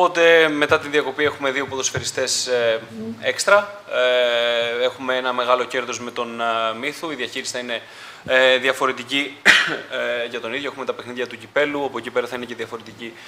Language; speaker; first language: Greek; native; Greek